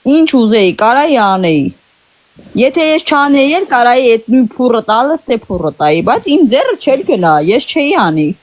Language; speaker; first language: Armenian; native; Armenian